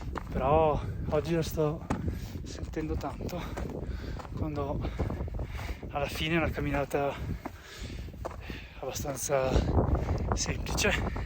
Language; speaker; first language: Italian; native; Italian